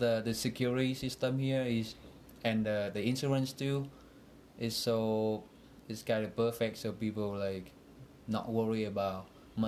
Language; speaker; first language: English; non-native, fluent; Vietnamese